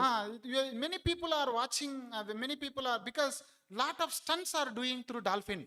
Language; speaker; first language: English; non-native, local second language; Telugu